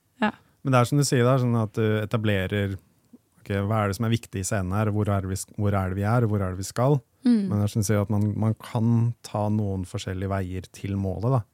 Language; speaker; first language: Norwegian; native; Norwegian